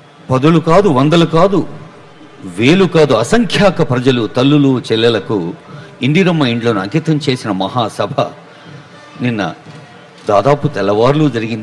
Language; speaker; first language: Telugu; native; Telugu